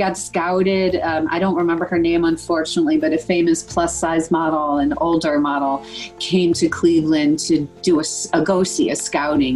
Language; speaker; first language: English; native; English